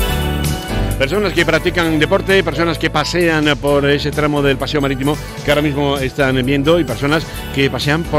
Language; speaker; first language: Spanish; native; Spanish